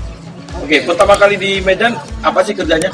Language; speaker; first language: Indonesian; native; Indonesian